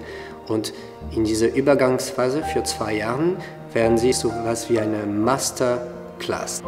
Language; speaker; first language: German; non-native, fluent; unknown